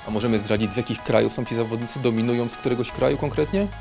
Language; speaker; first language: Polish; native; Polish